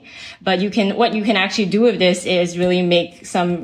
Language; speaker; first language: English; native; English